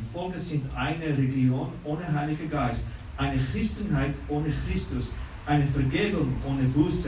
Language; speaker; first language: German; non-native, fluent; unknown